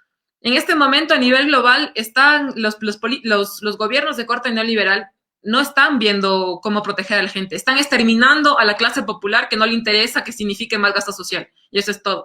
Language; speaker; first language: Spanish; native; Spanish